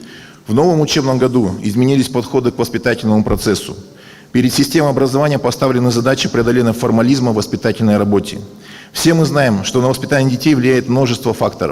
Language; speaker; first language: Russian; native; Russian